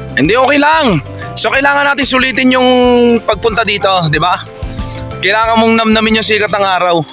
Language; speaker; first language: Filipino; native; Filipino